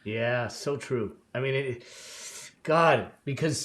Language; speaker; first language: English; native; English